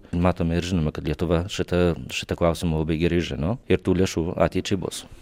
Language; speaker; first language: Lithuanian; native; Lithuanian